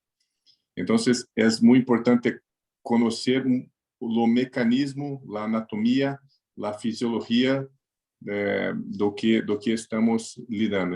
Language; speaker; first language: Spanish; non-native, learner; Portuguese